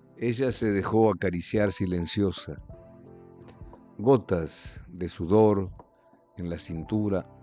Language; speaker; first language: Spanish; native; Spanish